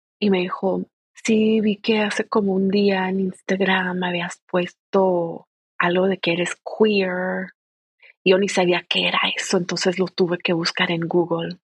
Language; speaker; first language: Spanish; early bilingual, heritage; Spanish